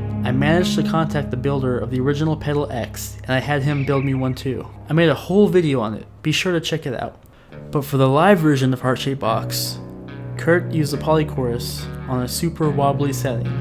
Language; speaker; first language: English; native; English